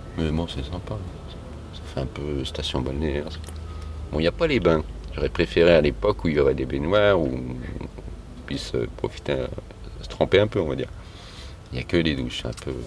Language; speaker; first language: French; native; French